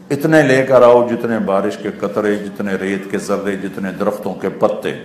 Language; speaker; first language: Urdu; non-native, local second language; Punjabi